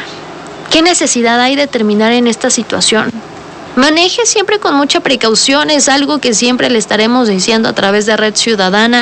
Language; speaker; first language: Spanish; native; Spanish